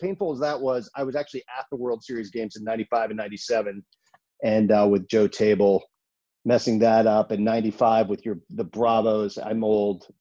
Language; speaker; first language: English; native; English